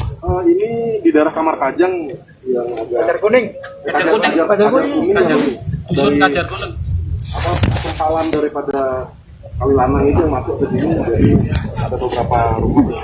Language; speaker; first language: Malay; non-native, local second language; Javanese